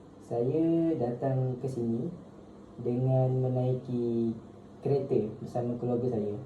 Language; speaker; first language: Malay; native; Malay